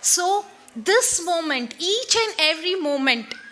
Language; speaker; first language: English; non-native, local second language; Marathi